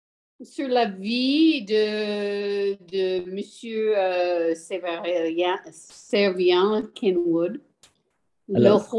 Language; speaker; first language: French; non-native, learner; English